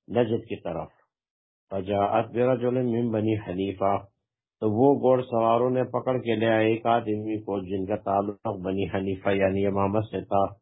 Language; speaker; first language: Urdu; non-native, local second language; Pashto